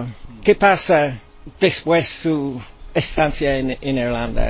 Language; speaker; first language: Spanish; non-native, learner; English